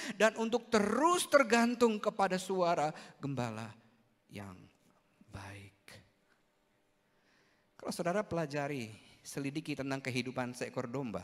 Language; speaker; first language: Indonesian; native; Indonesian